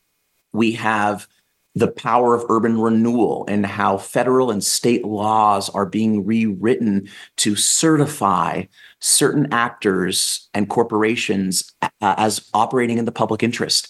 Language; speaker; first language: English; native; English